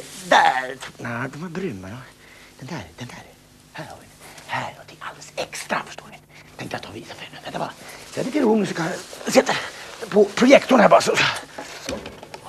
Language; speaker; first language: Swedish; native; Swedish